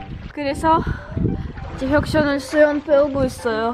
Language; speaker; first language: Korean; non-native, learner; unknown